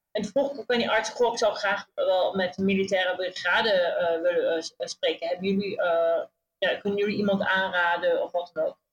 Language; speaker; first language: Dutch; native; Dutch